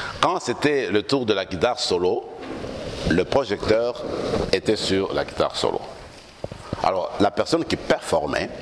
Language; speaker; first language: French; non-native, local second language; Lingala